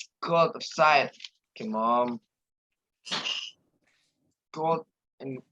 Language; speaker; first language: English; non-native, learner; Indonesian